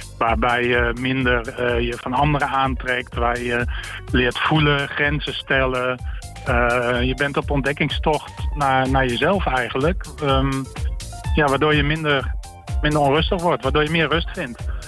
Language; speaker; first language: Dutch; native; Dutch